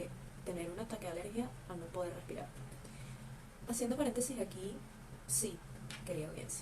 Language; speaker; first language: Spanish; native; Spanish